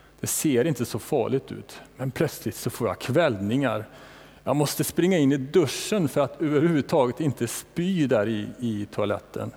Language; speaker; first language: Swedish; native; Swedish